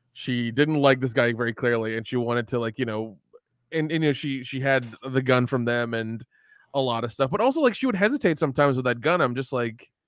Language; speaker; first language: English; early bilingual, other home language; Hindi